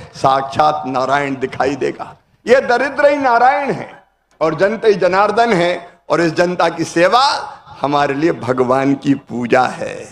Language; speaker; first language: Hindi; native; Hindi